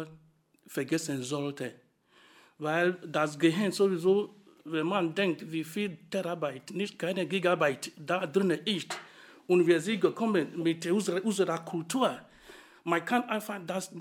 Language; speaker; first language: German; non-native, fluent; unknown